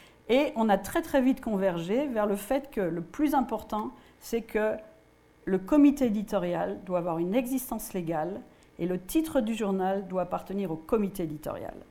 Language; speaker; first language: French; native; French